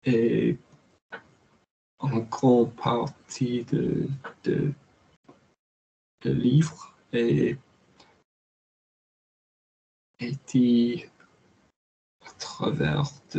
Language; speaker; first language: French; non-native, learner; English